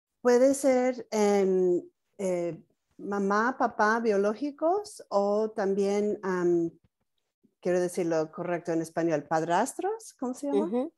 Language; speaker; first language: Spanish; non-native, fluent; English